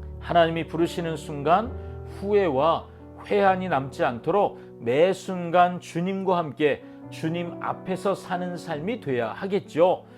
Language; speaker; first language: Korean; native; Korean